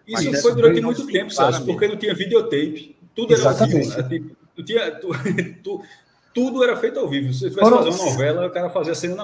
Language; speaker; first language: Portuguese; native; Portuguese